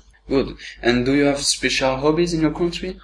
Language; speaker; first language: English; non-native, learner; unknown